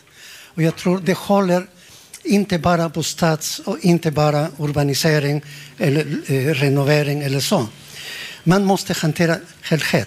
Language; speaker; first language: Swedish; non-native, learner; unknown